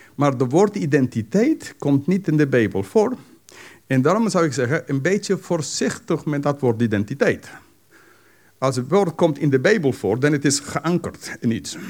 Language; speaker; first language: Dutch; non-native, fluent; English